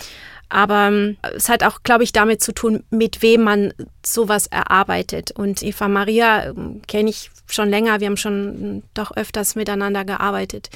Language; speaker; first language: German; non-native, fluent; Czech